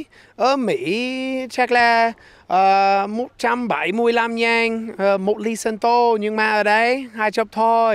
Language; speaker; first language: Vietnamese; non-native, learner; English